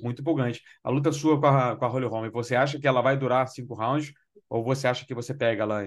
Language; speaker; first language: Portuguese; native; Portuguese